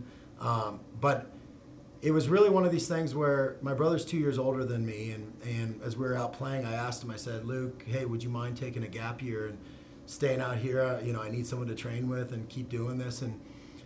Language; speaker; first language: English; native; English